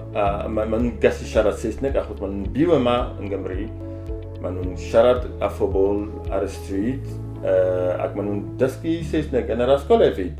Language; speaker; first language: Welsh; non-native, learner; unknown